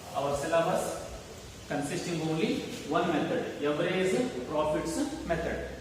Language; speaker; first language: English; non-native, local second language; Kannada